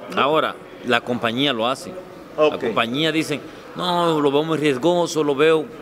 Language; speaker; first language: Spanish; native; Spanish